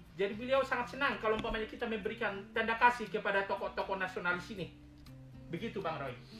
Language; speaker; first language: Indonesian; native; Indonesian